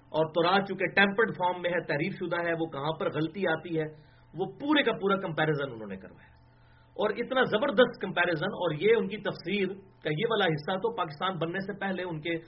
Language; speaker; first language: Urdu; non-native, local second language; Punjabi